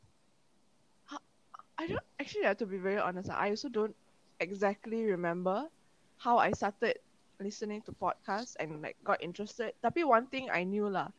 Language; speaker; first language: English; non-native, local second language; Malay